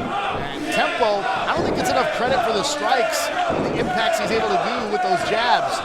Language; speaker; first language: English; native; English